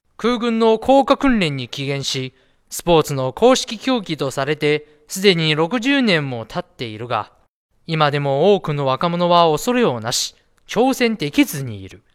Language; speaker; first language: Japanese; non-native, fluent; Chinese